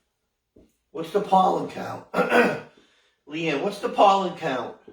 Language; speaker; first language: English; native; English